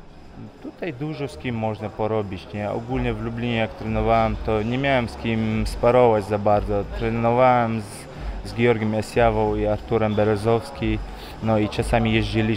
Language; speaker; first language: Polish; non-native, fluent; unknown